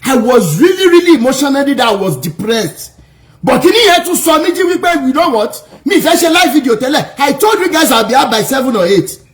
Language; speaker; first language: English; non-native, local second language; Yoruba